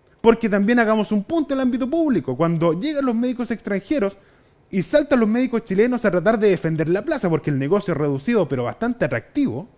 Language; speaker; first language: Spanish; native; Spanish